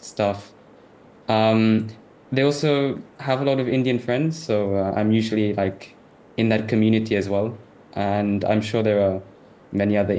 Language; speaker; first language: English; native; English